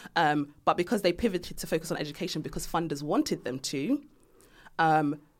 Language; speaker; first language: English; native; English